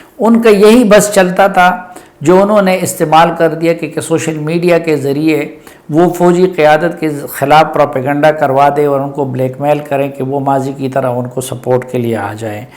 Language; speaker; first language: Urdu; non-native, local second language; Pashto